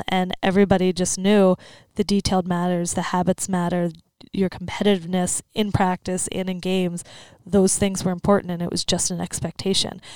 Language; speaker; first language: English; native; English